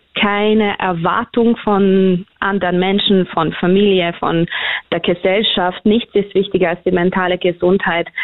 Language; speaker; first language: German; early bilingual, other home language; Hungarian